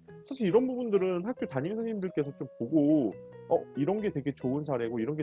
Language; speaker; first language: Korean; native; Korean